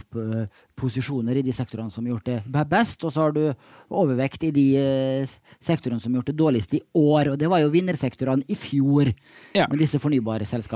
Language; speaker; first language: Norwegian; native; Norwegian